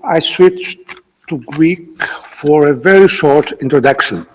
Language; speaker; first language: English; non-native, fluent; Greek